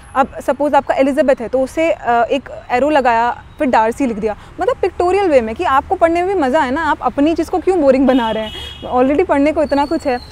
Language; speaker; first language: Hindi; native; Hindi